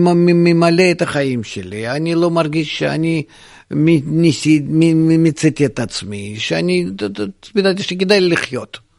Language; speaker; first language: Hebrew; non-native, fluent; Russian